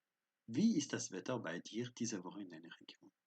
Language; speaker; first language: German; non-native, fluent; French